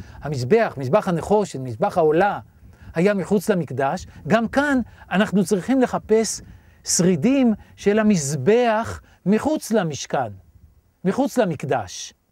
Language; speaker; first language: Hebrew; native; Hebrew